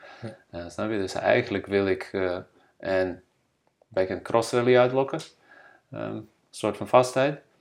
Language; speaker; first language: Dutch; non-native, fluent; Bosnian